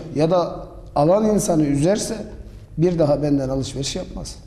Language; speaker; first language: Turkish; native; Turkish